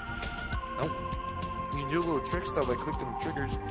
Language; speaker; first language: English; native; English